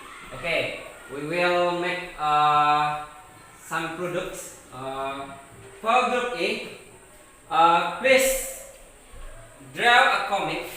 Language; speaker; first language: English; non-native, fluent; Indonesian